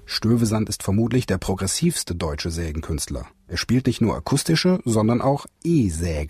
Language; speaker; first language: German; native; German